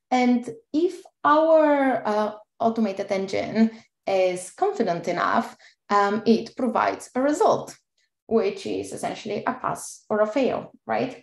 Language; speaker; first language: English; non-native, fluent; Bulgarian